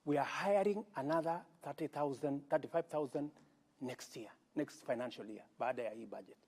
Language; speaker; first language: English; non-native, local second language; Kalenjin